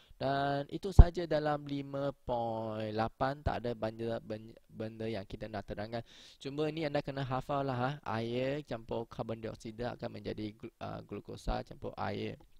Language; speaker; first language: Malay; native; Malay